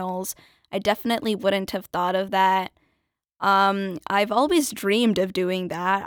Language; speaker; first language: English; early bilingual, other home language; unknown